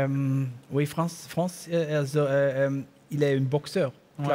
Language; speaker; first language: French; non-native, learner; German